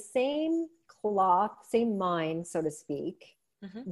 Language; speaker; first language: English; native; English